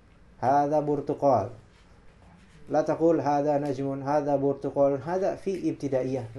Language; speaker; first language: Arabic; non-native, fluent; Indonesian